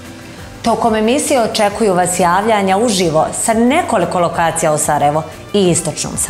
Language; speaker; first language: Croatian; native; Croatian